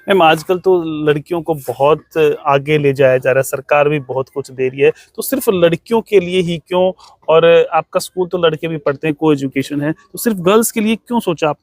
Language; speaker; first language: Hindi; native; Hindi